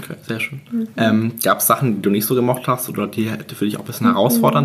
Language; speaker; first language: German; native; German